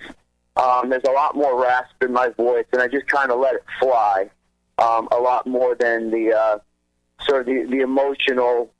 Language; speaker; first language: English; native; English